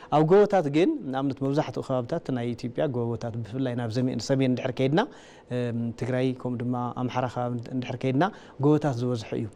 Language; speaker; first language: Tigrinya; native; Tigrinya